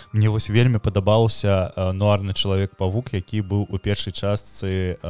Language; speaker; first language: Belarusian; non-native, local second language; Russian